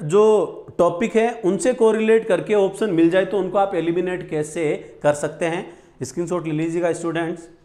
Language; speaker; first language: Hindi; native; Hindi